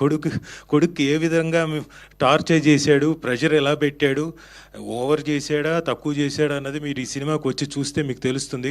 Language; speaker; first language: Telugu; native; Telugu